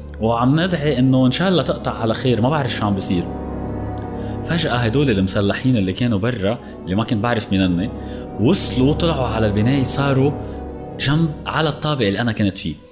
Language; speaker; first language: Arabic; native; Arabic